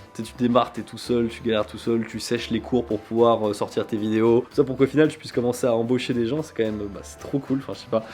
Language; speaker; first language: French; native; French